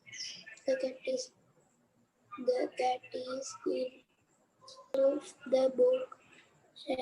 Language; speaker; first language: English; non-native, learner; Sinhala